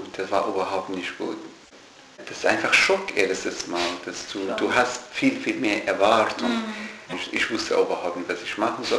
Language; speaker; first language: German; non-native, learner; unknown